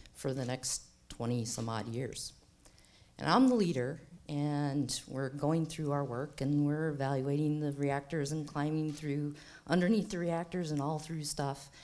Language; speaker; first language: English; native; English